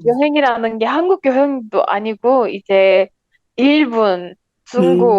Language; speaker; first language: Korean; non-native, learner; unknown